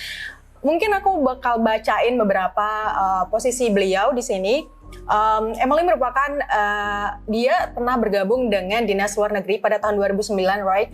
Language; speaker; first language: Indonesian; native; Indonesian